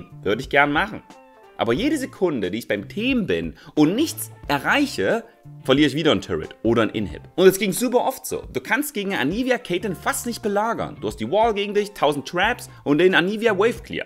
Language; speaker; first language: German; native; German